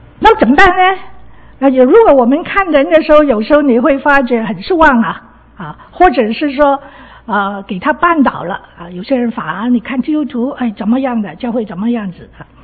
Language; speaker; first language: Chinese; non-native, local second language; Cantonese